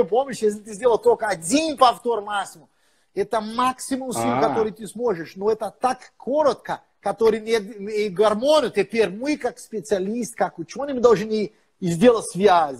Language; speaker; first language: Russian; non-native, fluent; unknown